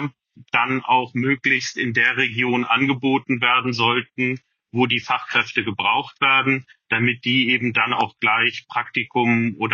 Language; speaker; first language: German; native; German